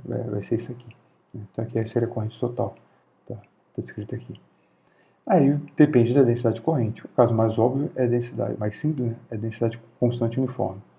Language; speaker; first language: Portuguese; native; Portuguese